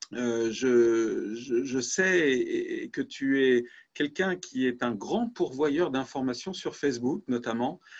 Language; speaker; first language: French; native; French